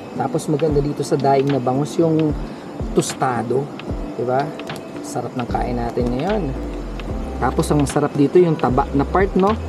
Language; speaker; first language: Filipino; non-native, local second language; Pangasinan